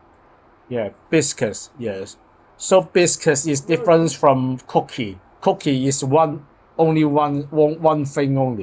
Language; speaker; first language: English; non-native, learner; Cantonese